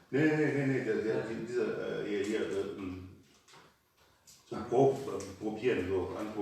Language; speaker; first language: German; non-native, learner; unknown